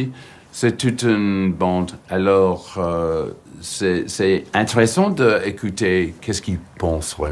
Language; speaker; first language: French; non-native, learner; English